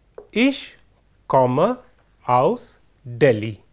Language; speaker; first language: German; non-native, fluent; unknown